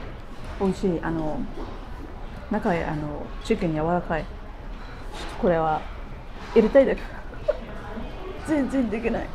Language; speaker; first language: Japanese; non-native, learner; Arabic